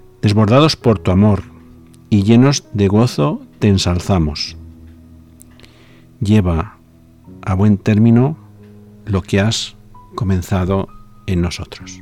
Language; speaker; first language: Spanish; native; Spanish